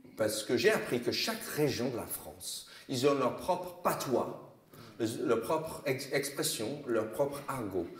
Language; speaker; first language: French; non-native, fluent; English